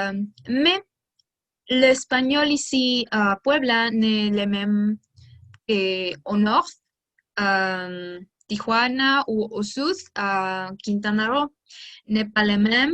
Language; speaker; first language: French; non-native, learner; Spanish